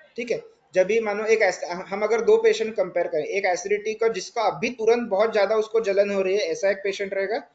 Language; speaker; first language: Hindi; non-native, local second language; Marathi